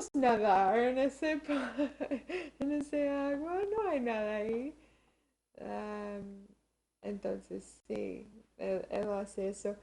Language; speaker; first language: Spanish; early bilingual, heritage; Spanish